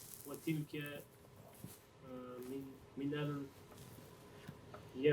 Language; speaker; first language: Arabic; non-native, learner; English